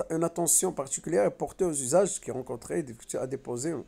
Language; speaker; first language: French; non-native, local second language; Arabic